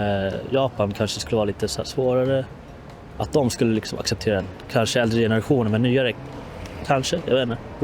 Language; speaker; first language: Swedish; native; Swedish